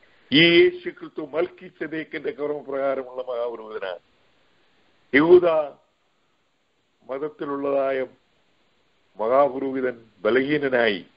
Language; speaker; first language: Malayalam; native; Malayalam